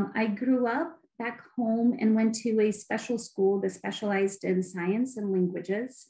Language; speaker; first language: English; non-native, fluent; Ukrainian